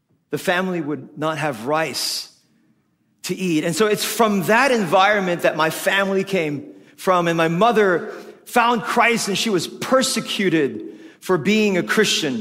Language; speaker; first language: English; non-native, local second language; Filipino